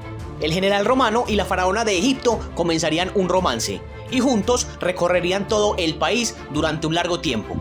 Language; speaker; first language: Spanish; native; Spanish